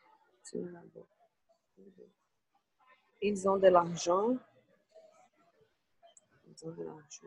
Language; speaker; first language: French; non-native, learner; Portuguese